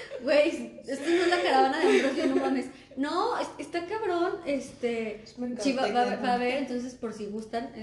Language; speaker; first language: Spanish; native; Spanish